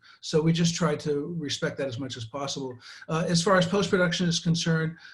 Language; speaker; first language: English; native; English